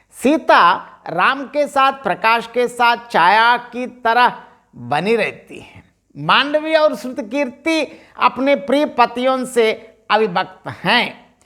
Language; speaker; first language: Hindi; non-native, local second language; Telugu